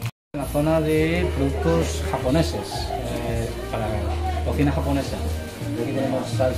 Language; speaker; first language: Spanish; non-native, fluent; Chinese